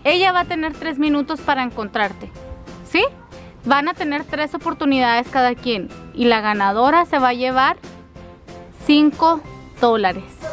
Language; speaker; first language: Spanish; native; Spanish